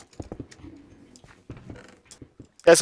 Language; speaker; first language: German; native; German